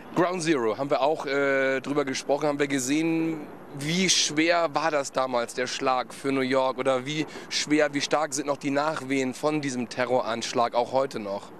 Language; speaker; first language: German; native; German